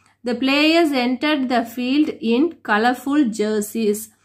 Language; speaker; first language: English; non-native, local second language; Tamil